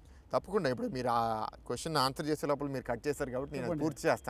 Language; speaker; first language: Telugu; native; Telugu